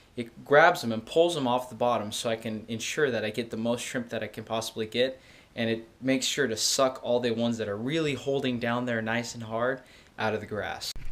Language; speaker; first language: English; native; English